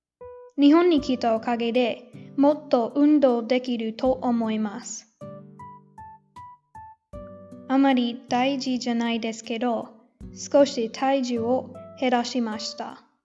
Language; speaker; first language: Japanese; non-native, learner; English